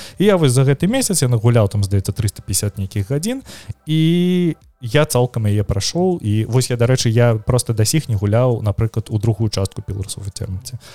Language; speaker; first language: Belarusian; native; Belarusian